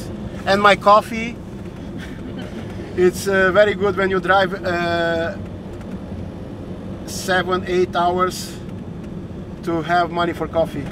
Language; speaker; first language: English; non-native, learner; Romanian